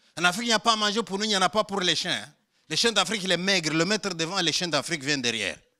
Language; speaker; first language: French; non-native, local second language; Luba-Lulua